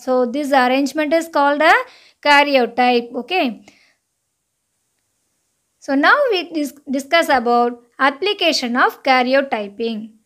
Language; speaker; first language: English; non-native, local second language; Tamil